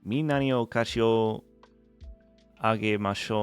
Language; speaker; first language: Japanese; non-native, learner; English